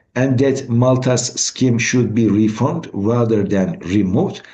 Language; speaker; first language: English; non-native, fluent; Turkish